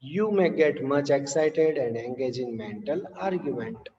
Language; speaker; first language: English; non-native, local second language; Gujarati